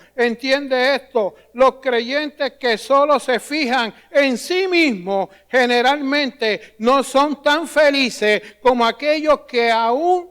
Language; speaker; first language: Spanish; native; Spanish